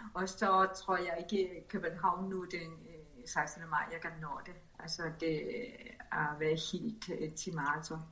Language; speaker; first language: Danish; early bilingual, other home language; Spanish